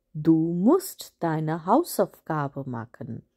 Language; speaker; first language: German; non-native, fluent; Hindi